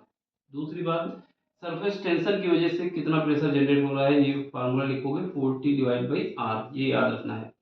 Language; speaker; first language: Hindi; native; Hindi